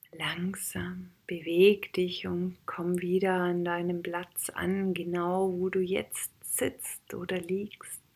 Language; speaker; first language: German; native; German